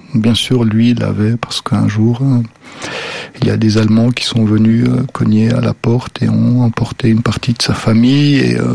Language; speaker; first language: French; early bilingual, other home language; Slovenian